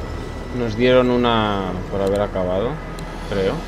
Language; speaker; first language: Spanish; native; Spanish